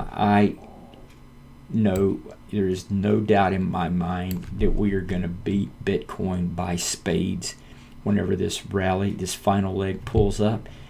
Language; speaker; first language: English; native; English